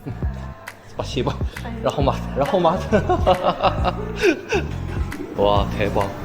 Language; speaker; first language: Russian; non-native, learner; Korean